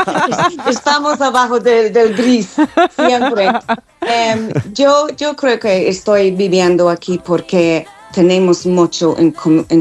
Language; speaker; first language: Spanish; non-native, fluent; English